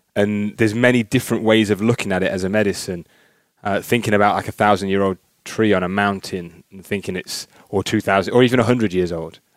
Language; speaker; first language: English; native; English